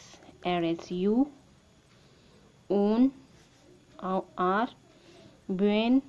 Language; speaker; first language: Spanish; non-native, learner; Hindi